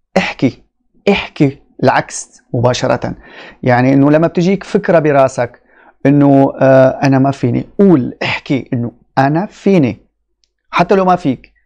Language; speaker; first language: Arabic; native; Arabic